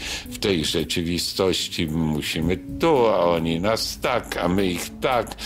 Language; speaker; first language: Polish; native; Polish